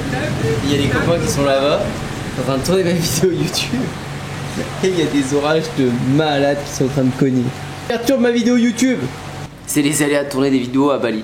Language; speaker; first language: French; native; French